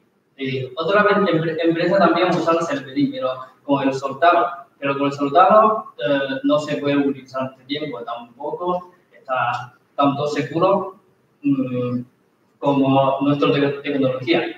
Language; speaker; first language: Spanish; non-native, learner; Chinese